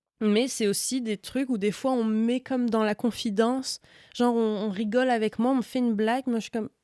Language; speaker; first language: French; native; French